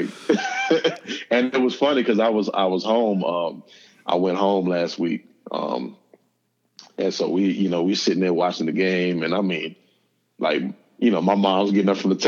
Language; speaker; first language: English; native; English